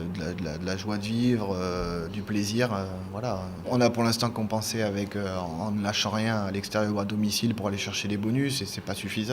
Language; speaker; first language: French; native; French